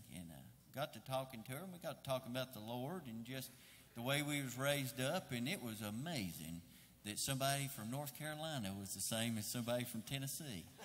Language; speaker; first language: English; native; English